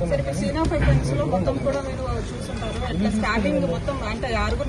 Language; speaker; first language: Telugu; native; Telugu